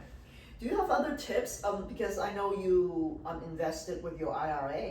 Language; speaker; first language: English; non-native, fluent; Portuguese